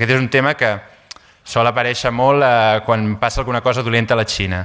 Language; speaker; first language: Catalan; native; Catalan